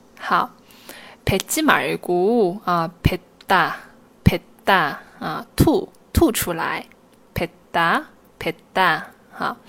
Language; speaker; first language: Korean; non-native, fluent; Chinese